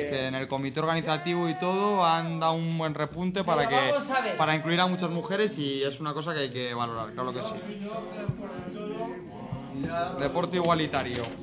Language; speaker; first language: Spanish; native; Spanish